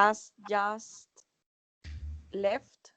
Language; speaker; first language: English; non-native, learner; Spanish